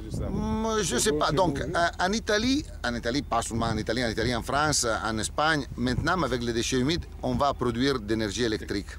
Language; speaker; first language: French; non-native, learner; Italian